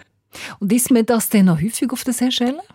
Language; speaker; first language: German; native; German